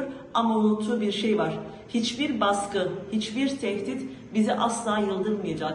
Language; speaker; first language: Turkish; native; Turkish